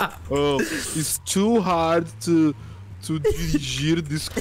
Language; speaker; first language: English; non-native, learner; Portuguese